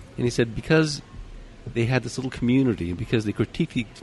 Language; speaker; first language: English; native; English